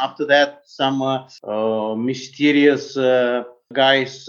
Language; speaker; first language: English; non-native, fluent; Romanian